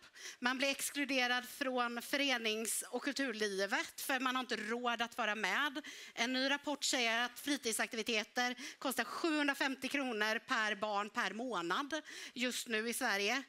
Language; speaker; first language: Swedish; native; Swedish